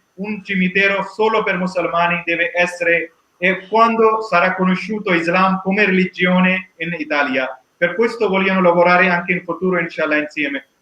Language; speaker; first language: Italian; non-native, learner; Urdu